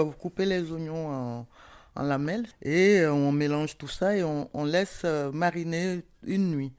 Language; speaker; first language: French; non-native, local second language; Bambara